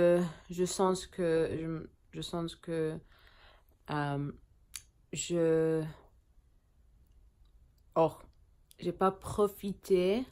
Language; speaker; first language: French; non-native, learner; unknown